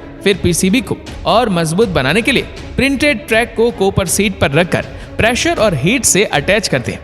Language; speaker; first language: Hindi; native; Hindi